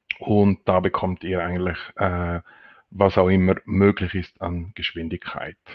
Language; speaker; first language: German; non-native, local second language; French